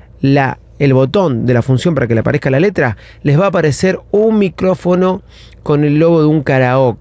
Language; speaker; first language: Spanish; native; Spanish